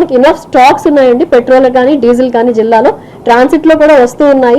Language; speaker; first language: Telugu; native; Telugu